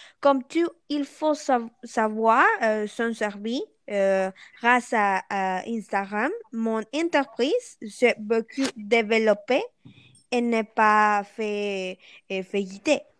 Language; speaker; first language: French; non-native, learner; Spanish